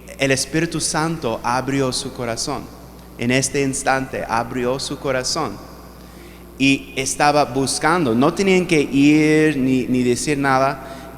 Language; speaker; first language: Spanish; non-native, fluent; English